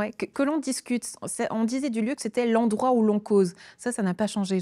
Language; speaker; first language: French; native; French